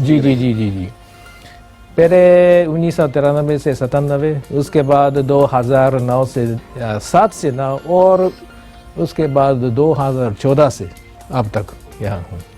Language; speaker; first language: Urdu; non-native, fluent; Japanese